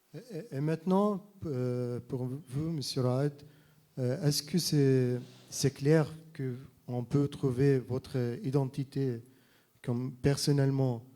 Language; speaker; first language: French; non-native, fluent; Arabic